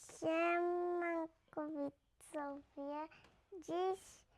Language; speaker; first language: Polish; early bilingual, heritage; Polish